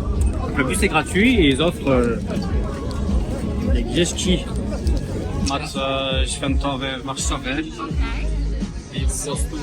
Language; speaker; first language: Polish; non-native, learner; French